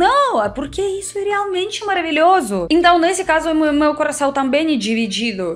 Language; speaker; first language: Portuguese; non-native, fluent; Russian